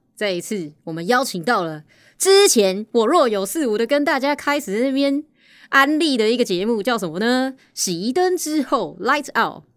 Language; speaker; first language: Chinese; native; Chinese